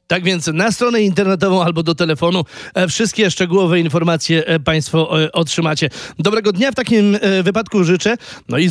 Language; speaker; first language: Polish; native; Polish